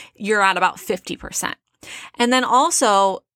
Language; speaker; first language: English; native; English